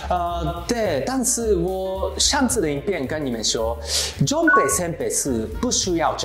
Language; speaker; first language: Chinese; non-native, learner; Japanese